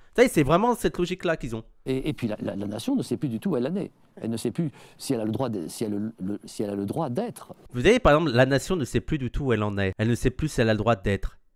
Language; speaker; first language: French; native; French